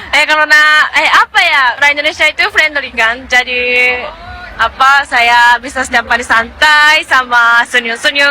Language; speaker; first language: Indonesian; non-native, learner; Japanese